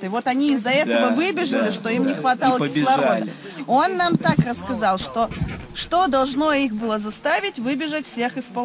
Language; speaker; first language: Russian; non-native, learner; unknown